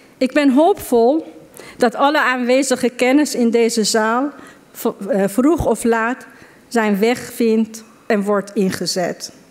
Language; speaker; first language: Dutch; non-native, fluent; Persian